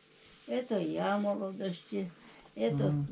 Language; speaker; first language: Russian; non-native, local second language; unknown